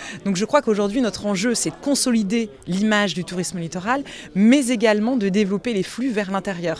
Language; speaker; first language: French; native; French